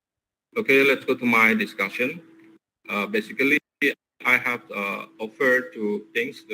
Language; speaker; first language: English; non-native, learner; Indonesian